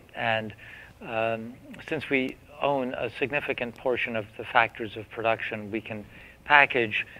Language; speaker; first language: English; native; English